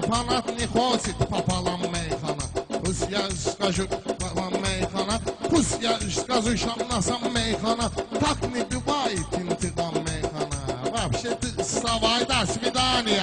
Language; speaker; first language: Russian; non-native, learner; Azerbaijani